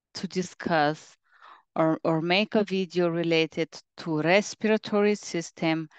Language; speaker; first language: English; non-native, fluent; Bulgarian